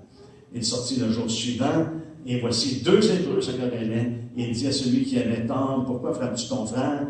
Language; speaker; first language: French; native; French